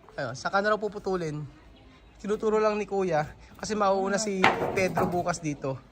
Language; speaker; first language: Filipino; native; Filipino